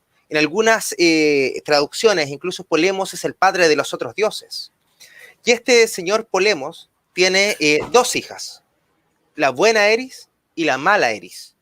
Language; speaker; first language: Spanish; native; Spanish